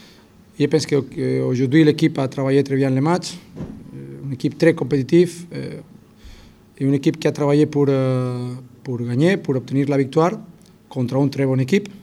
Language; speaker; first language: French; non-native, fluent; Spanish